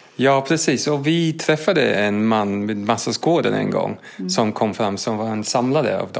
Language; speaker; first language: Swedish; non-native, fluent; English